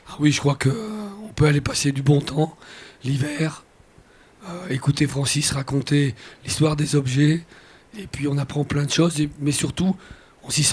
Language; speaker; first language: French; native; French